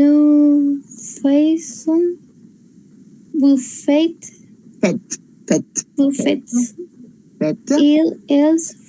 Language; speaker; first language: French; non-native, learner; Spanish